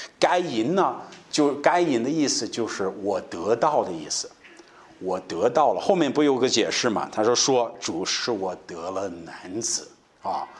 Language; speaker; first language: Chinese; non-native, fluent; English